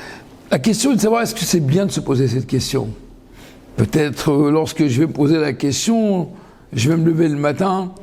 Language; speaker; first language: French; native; French